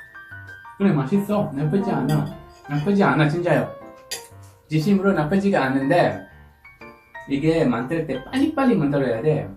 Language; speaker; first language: Korean; non-native, fluent; Malay